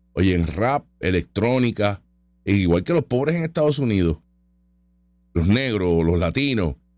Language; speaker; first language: Spanish; native; Spanish